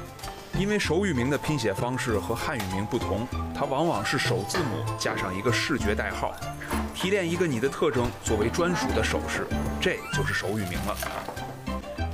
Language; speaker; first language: Chinese; native; Chinese